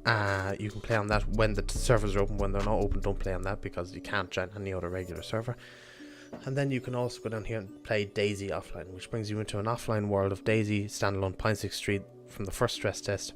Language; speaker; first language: English; native; English